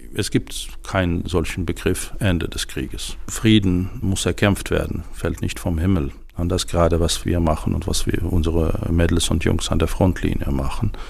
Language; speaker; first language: German; non-native, fluent; Ukrainian